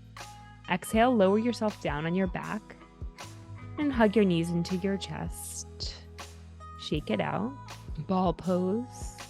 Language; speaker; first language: English; native; English